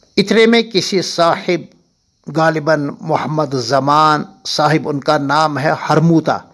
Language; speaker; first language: Urdu; non-native, local second language; Kashmiri